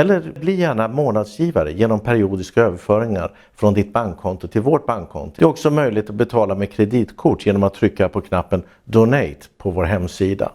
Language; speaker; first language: Swedish; native; Swedish